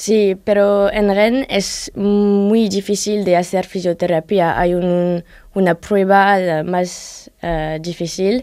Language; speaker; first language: Spanish; non-native, learner; French